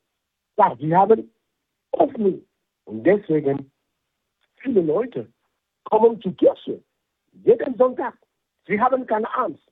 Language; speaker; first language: German; non-native, fluent; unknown